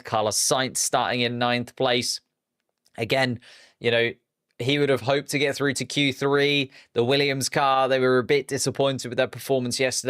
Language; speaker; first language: English; native; English